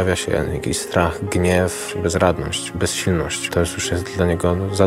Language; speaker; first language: Polish; native; Polish